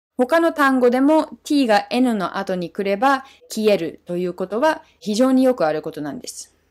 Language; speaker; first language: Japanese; non-native, fluent; English